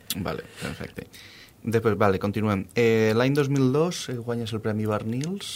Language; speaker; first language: Catalan; native; Catalan